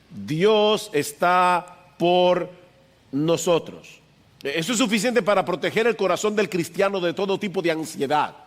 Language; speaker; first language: Spanish; native; Spanish